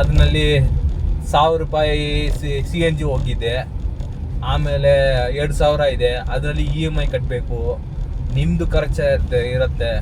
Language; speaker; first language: Kannada; non-native, local second language; Urdu